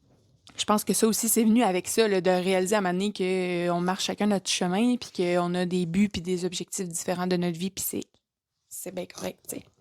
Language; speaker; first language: French; native; French